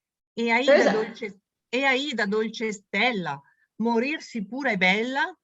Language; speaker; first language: Italian; native; Italian